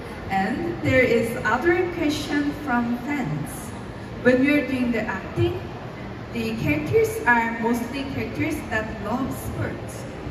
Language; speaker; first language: English; non-native, fluent; Korean